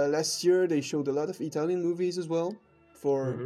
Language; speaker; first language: English; non-native, fluent; French